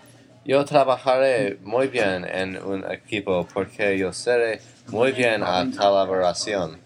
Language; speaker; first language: Spanish; non-native, learner; English